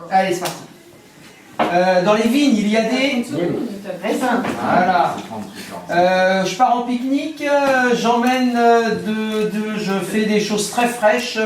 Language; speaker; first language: French; native; French